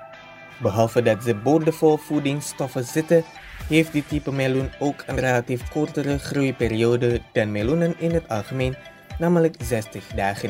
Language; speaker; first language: Dutch; non-native, fluent; Indonesian